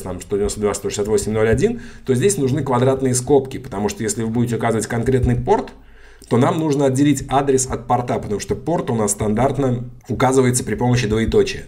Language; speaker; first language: Russian; native; Russian